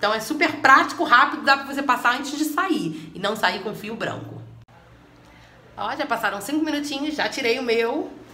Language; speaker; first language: Portuguese; native; Portuguese